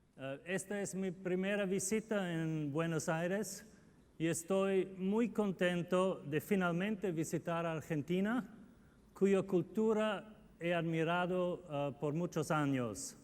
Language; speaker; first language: Spanish; non-native, learner; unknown